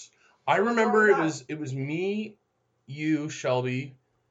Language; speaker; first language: English; native; English